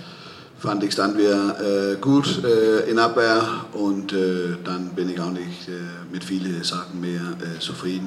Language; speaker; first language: German; non-native, fluent; Danish